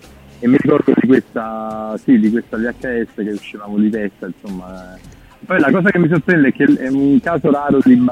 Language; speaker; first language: Italian; native; Italian